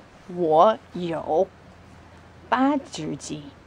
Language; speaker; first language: Chinese; non-native, fluent; English